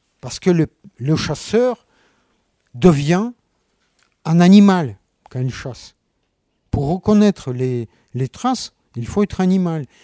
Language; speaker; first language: French; non-native, fluent; Russian